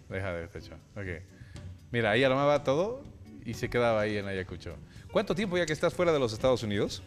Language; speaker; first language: Spanish; native; Spanish